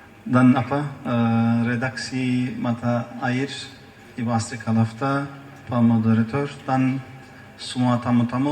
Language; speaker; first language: Indonesian; non-native, learner; Turkish